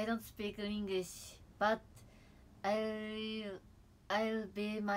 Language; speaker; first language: English; non-native, learner; Japanese